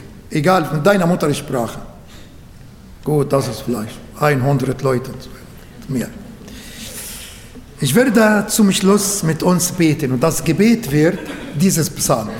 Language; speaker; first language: German; non-native, learner; Arabic